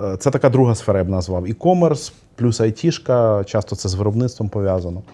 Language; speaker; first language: Ukrainian; non-native, local second language; Russian